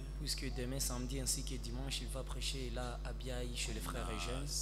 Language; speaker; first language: French; non-native, local second language; Swahili